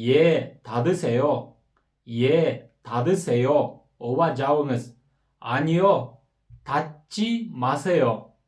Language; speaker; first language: Korean; non-native, fluent; Kyrgyz